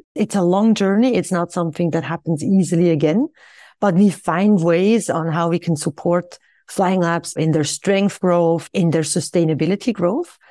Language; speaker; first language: English; non-native, fluent; Swiss German